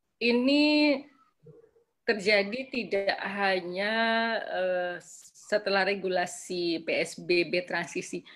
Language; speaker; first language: Indonesian; native; Indonesian